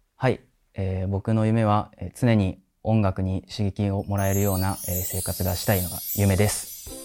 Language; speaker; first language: Japanese; native; Japanese